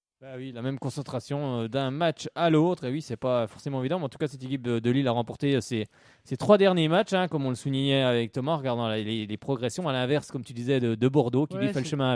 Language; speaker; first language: French; native; French